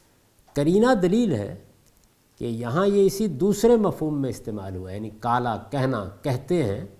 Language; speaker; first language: Urdu; native; Urdu